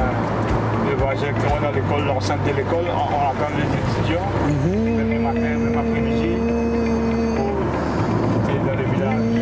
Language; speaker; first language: French; non-native, local second language; Morisyen